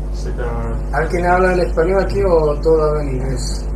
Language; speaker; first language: Spanish; non-native, fluent; Chinese